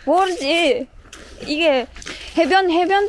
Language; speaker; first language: Korean; non-native, fluent; Turkmen